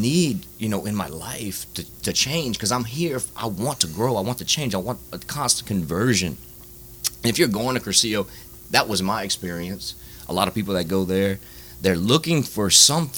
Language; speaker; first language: English; native; English